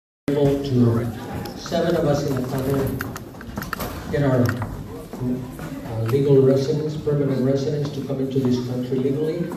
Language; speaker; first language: English; early bilingual, other home language; Spanish